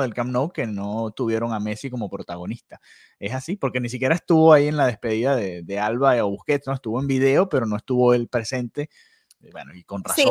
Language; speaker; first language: Spanish; native; Spanish